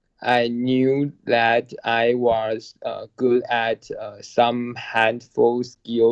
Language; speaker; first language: English; non-native, learner; Chinese